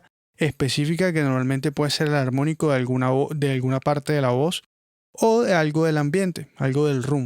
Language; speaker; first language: Spanish; native; Spanish